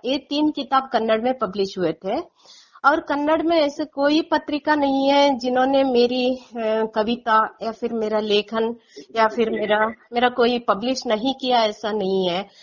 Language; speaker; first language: Hindi; non-native, local second language; Konkani